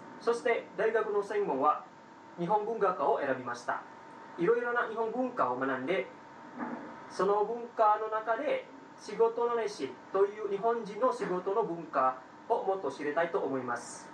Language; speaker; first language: Japanese; non-native, fluent; Indonesian